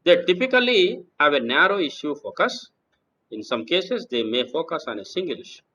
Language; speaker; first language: English; non-native, local second language; Telugu